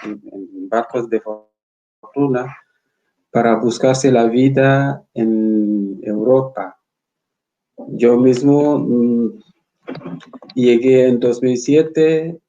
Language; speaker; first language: Spanish; non-native, fluent; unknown